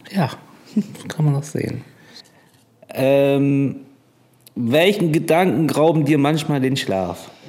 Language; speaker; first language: German; native; German